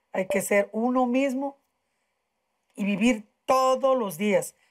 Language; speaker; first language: Spanish; native; Spanish